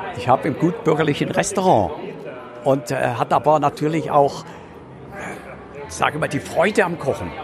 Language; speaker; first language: German; native; German